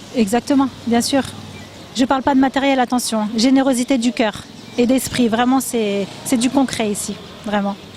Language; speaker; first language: French; native; French